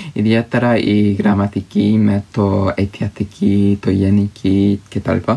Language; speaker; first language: Greek; non-native, learner; English